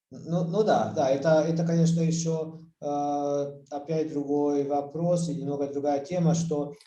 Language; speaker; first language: Russian; non-native, fluent; Hungarian